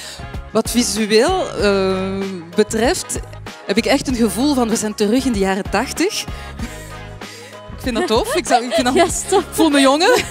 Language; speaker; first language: Dutch; non-native, fluent; French